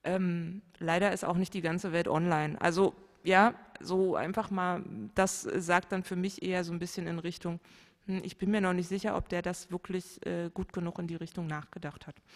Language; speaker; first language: German; native; German